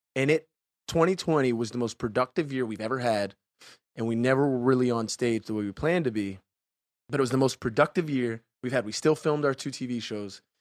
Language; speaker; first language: English; native; English